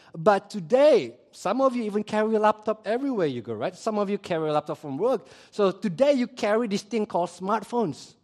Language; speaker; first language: English; early bilingual, other home language; Indonesian